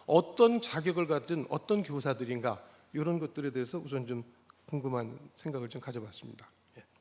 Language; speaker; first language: Korean; native; Korean